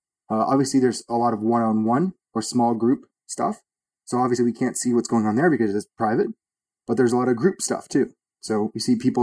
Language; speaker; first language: English; native; English